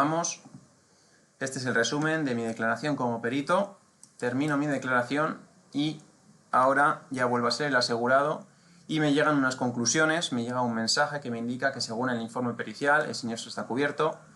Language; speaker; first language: Spanish; native; Spanish